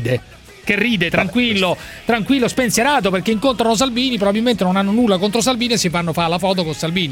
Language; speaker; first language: Italian; native; Italian